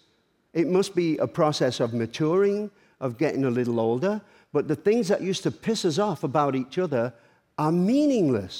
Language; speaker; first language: English; native; English